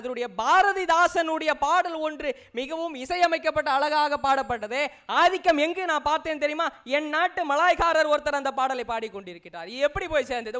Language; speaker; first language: Tamil; native; Tamil